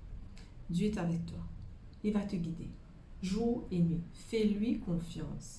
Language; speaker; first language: French; native; French